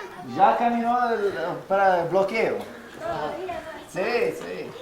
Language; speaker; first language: Spanish; non-native, learner; English